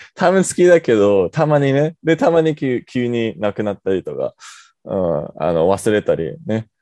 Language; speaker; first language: Japanese; non-native, fluent; English